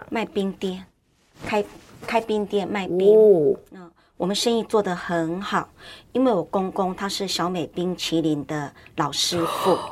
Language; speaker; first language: Chinese; native; Chinese